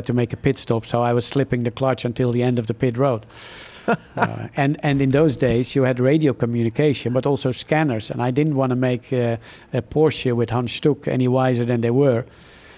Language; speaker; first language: English; non-native, fluent; Dutch